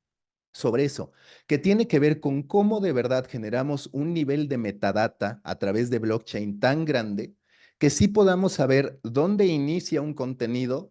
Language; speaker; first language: Spanish; native; Spanish